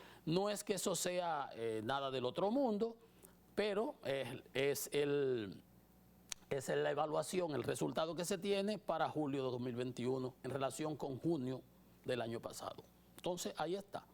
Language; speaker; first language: Spanish; native; Spanish